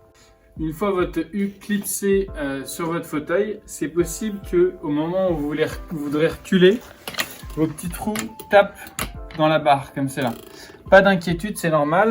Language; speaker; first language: French; native; French